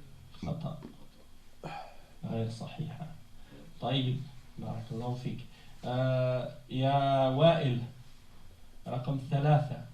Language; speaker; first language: Arabic; non-native, fluent; French